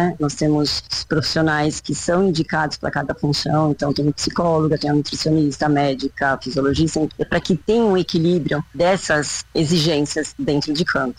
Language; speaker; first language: Portuguese; native; Portuguese